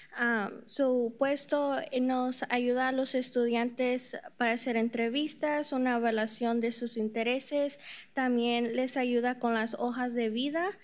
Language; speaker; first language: Spanish; early bilingual, heritage; Spanish